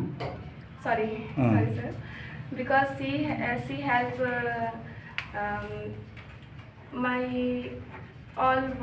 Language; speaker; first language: English; non-native, learner; Hindi